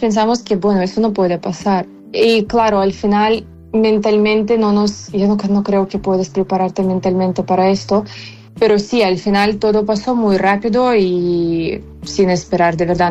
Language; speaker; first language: Spanish; non-native, fluent; Ukrainian